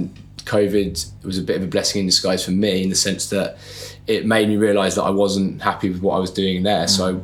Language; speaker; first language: English; native; English